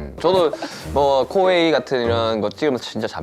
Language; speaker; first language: Korean; native; Korean